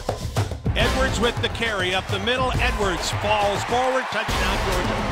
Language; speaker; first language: English; native; English